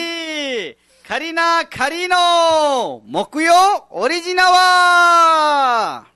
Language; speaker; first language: Japanese; non-native, fluent; Nepali